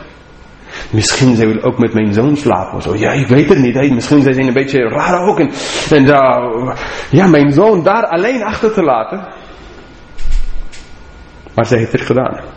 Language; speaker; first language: Dutch; non-native, fluent; English